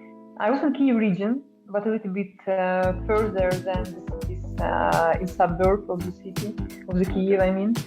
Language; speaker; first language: English; non-native, fluent; Ukrainian